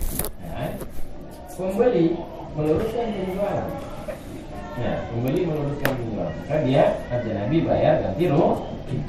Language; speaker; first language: Indonesian; native; Indonesian